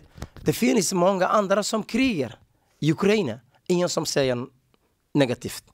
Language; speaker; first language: Swedish; non-native, learner; Somali